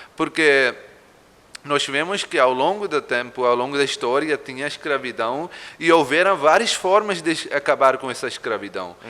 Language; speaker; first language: Portuguese; non-native, fluent; Urdu